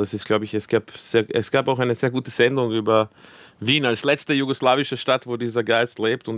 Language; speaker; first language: German; early bilingual, other home language; Croatian